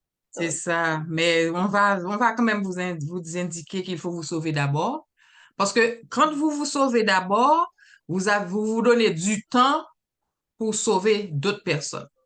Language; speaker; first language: French; native; French